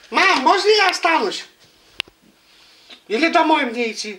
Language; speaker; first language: Russian; native; Russian